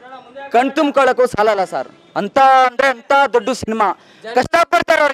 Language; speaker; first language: Kannada; native; Kannada